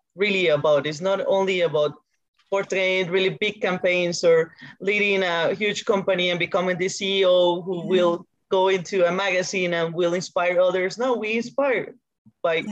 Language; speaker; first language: English; non-native, fluent; Spanish